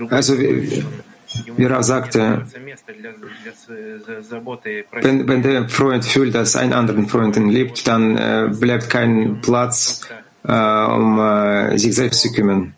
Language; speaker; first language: German; non-native, fluent; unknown